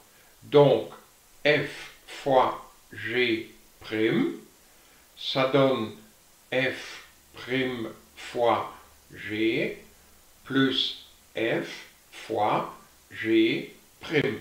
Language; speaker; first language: French; native; French